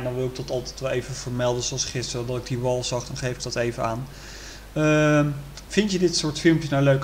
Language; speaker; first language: Dutch; native; Dutch